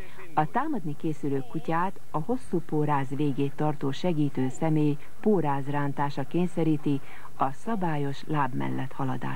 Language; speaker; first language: Hungarian; native; Hungarian